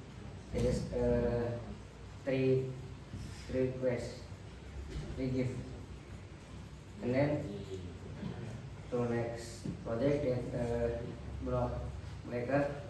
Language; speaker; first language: English; non-native, learner; Indonesian